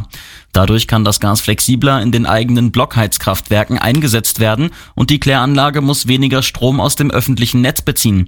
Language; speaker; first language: German; native; German